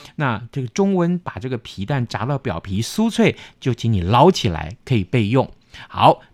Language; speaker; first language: Chinese; native; Chinese